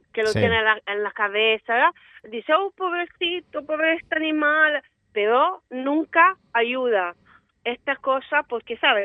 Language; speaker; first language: Spanish; non-native, fluent; Italian